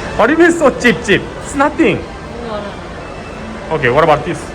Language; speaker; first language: English; non-native, learner; Korean